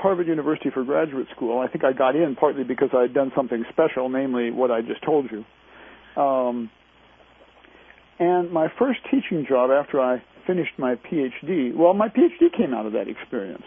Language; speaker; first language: English; native; English